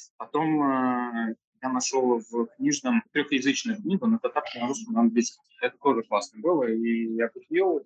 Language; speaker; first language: Russian; native; Russian